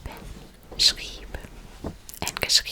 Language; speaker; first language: German; non-native, learner; English